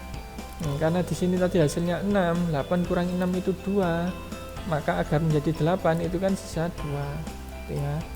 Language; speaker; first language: Indonesian; native; Indonesian